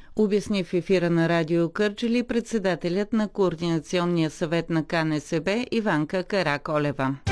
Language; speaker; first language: Bulgarian; native; Bulgarian